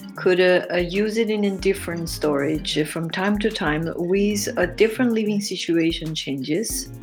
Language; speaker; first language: English; non-native, fluent; Chinese